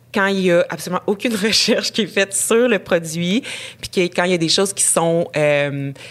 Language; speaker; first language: French; native; French